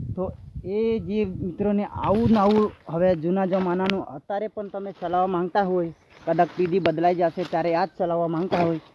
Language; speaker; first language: Gujarati; non-native, local second language; Rathawi